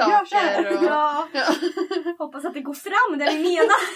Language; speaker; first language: Swedish; native; Swedish